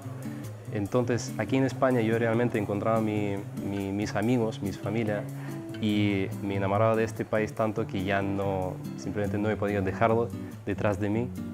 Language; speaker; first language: Spanish; non-native, fluent; Russian